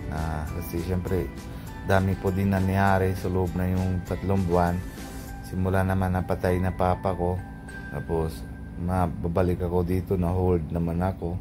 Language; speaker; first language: Filipino; non-native, learner; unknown